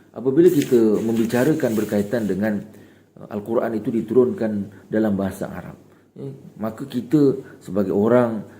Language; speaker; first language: Malay; native; Malay